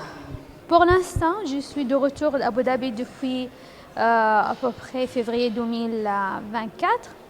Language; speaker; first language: French; non-native, fluent; Arabic